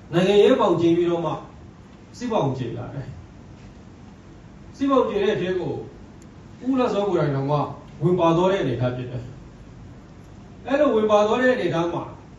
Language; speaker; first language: Burmese; non-native, local second language; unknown